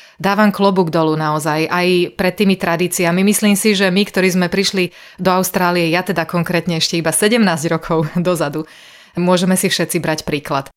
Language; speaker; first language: Slovak; native; Slovak